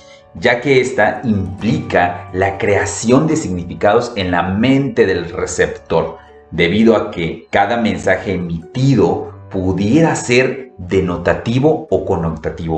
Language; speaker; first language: Spanish; native; Spanish